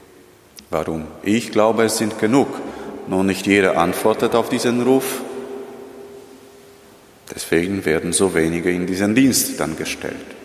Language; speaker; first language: German; non-native, fluent; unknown